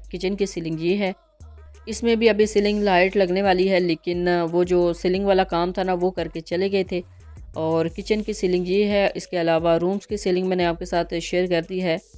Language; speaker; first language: Urdu; non-native, local second language; Punjabi